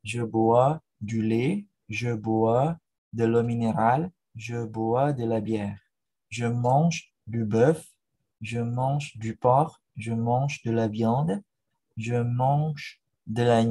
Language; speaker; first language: French; non-native, fluent; Indonesian